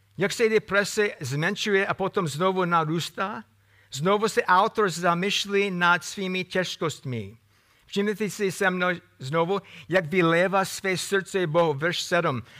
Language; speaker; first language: Czech; non-native, fluent; English